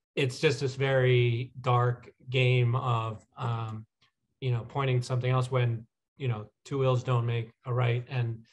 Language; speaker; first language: English; non-native, fluent; Spanish